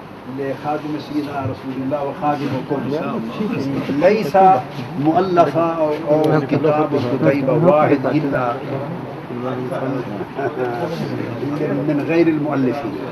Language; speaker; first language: Arabic; non-native, learner; Urdu